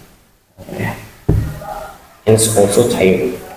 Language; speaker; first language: English; non-native, learner; Indonesian